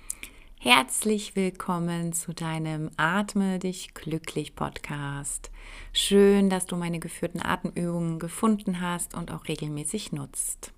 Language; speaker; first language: German; native; German